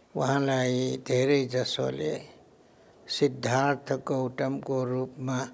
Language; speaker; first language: Nepali; non-native, local second language; Newari